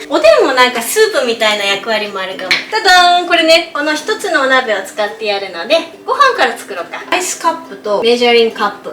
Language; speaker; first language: Japanese; native; Japanese